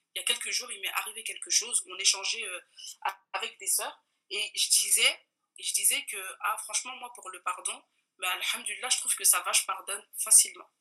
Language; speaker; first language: French; non-native, local second language; Bambara